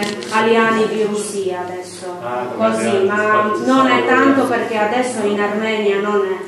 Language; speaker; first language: Italian; non-native, learner; Armenian